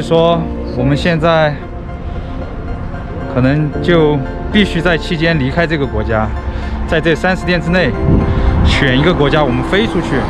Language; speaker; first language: Chinese; native; Chinese